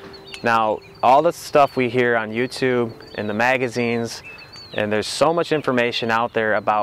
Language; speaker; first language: English; native; English